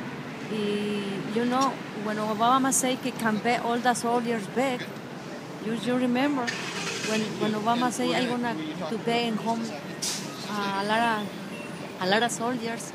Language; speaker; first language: English; non-native, learner; Spanish